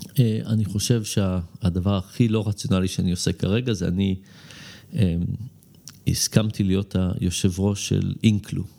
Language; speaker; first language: Hebrew; native; Hebrew